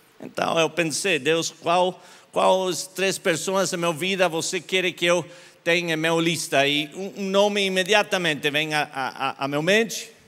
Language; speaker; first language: Portuguese; non-native, learner; English